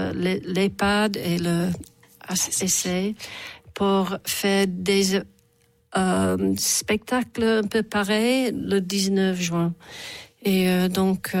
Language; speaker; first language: French; non-native, fluent; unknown